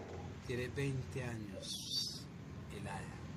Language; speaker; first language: Spanish; native; Spanish